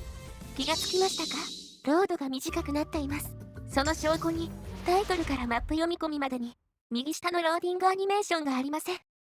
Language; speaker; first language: Japanese; native; Japanese